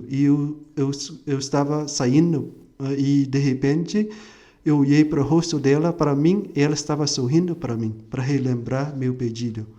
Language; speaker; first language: Portuguese; non-native, fluent; Vietnamese